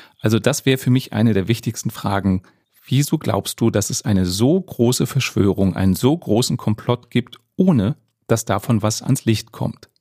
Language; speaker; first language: German; native; German